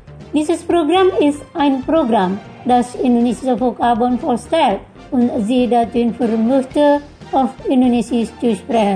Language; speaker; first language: German; non-native, fluent; Indonesian